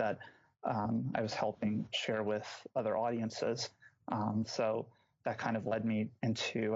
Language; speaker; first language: English; native; English